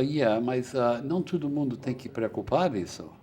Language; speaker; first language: Portuguese; non-native, fluent; Spanish